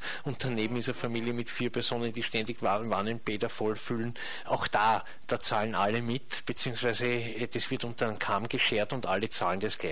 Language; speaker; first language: German; native; German